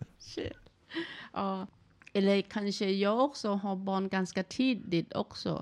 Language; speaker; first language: Swedish; non-native, learner; Thai